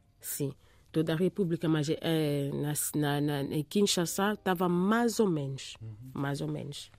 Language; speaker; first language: Portuguese; non-native, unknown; Lingala